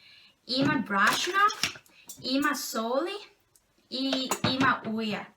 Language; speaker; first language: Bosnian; non-native, learner; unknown